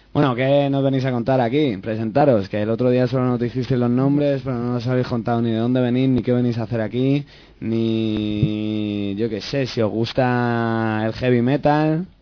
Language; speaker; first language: Spanish; native; Spanish